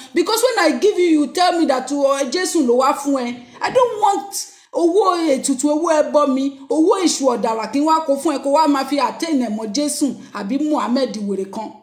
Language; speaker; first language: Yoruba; native; Yoruba